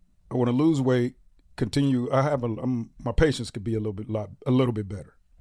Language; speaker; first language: English; native; English